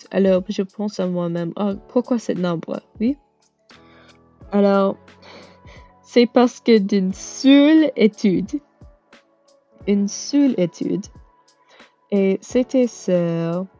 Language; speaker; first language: French; non-native, learner; English